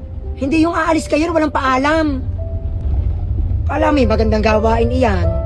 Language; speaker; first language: Filipino; native; Filipino